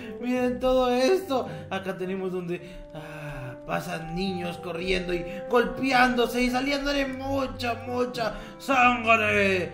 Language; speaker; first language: Spanish; native; Spanish